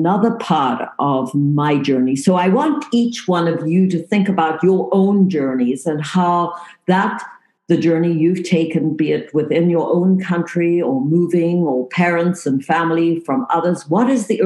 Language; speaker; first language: English; native; English